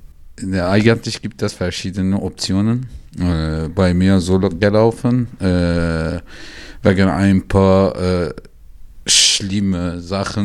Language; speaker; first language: German; non-native, learner; Turkish